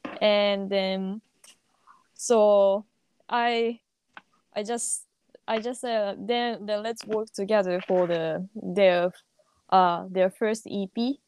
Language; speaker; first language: English; non-native, learner; Japanese